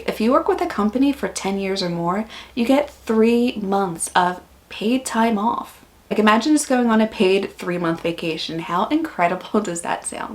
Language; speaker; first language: English; native; English